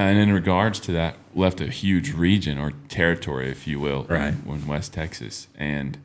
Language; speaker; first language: English; native; English